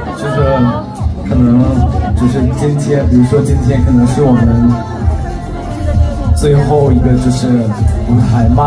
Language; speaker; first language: Chinese; non-native, fluent; Thai